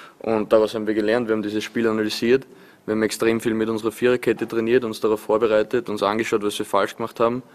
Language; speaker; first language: German; native; German